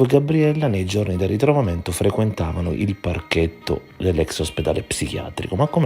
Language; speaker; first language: Italian; native; Italian